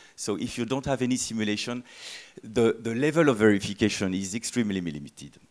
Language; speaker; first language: English; non-native, fluent; French